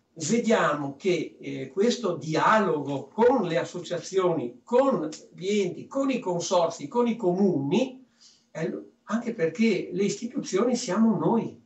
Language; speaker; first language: Italian; early bilingual, other home language; French